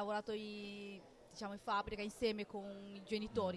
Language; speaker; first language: Italian; non-native, learner; Chinese